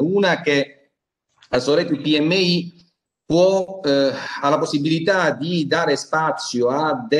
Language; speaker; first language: Italian; native; Italian